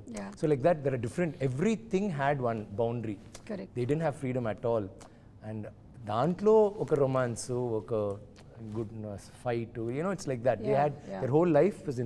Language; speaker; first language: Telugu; non-native, learner; Tamil